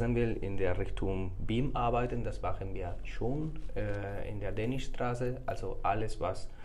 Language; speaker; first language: German; non-native, fluent; Spanish